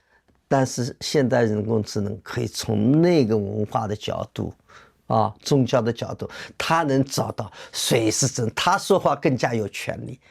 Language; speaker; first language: Chinese; native; Chinese